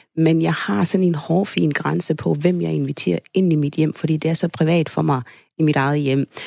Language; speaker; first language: Danish; early bilingual, other home language; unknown